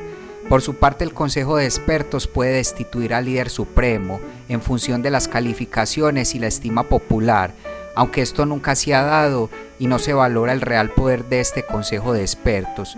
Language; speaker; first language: Spanish; native; Spanish